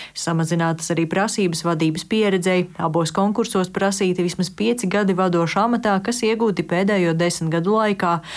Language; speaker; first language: Latvian; native; Latvian